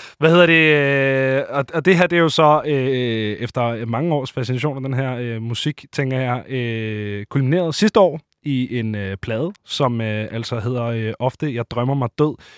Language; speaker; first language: Danish; native; Danish